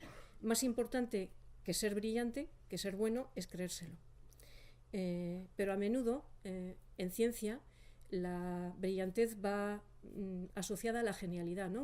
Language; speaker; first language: Spanish; native; Spanish